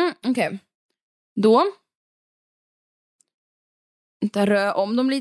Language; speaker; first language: Swedish; native; Swedish